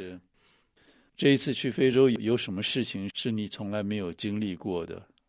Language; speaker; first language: Chinese; native; Chinese